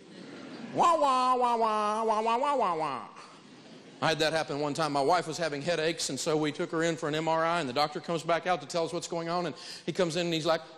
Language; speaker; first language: English; native; English